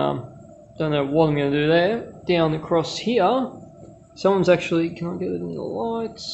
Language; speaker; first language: English; native; English